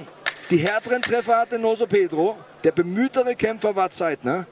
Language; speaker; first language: German; native; German